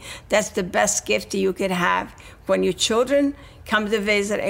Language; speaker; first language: English; non-native, fluent; Italian